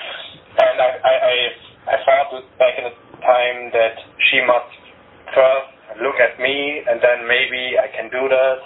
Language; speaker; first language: English; non-native, learner; German